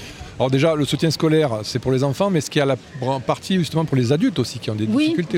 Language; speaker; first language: French; native; French